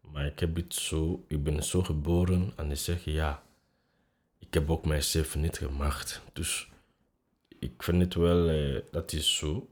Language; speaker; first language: Dutch; non-native, fluent; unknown